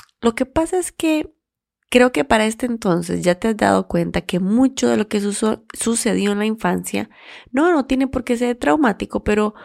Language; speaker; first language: Spanish; native; Spanish